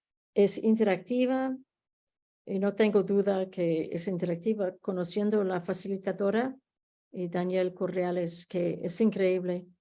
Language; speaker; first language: Spanish; early bilingual, heritage; Spanish